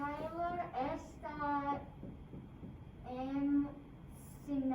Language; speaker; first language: Spanish; non-native, learner; English